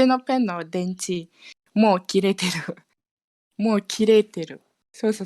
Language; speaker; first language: Japanese; non-native, fluent; Malay